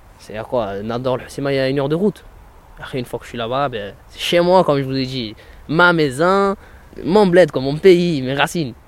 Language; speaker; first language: French; early bilingual, other home language; Riffian